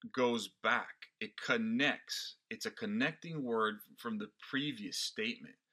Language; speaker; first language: English; non-native, fluent; Portuguese